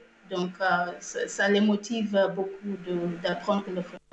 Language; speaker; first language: French; non-native, fluent; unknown